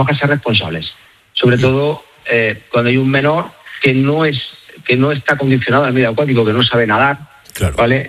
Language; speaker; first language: Spanish; native; Spanish